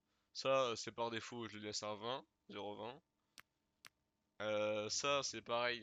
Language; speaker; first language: French; native; French